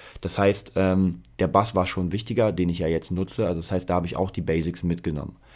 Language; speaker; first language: German; early bilingual, other home language; Polish